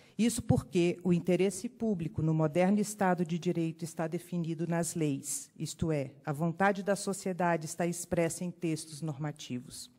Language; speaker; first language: Portuguese; native; Portuguese